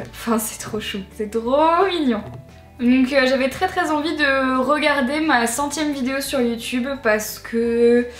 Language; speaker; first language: French; native; French